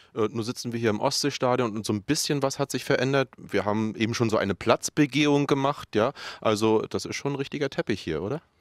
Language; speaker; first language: German; native; German